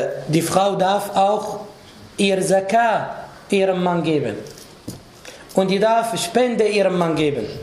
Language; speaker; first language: German; non-native, fluent; Arabic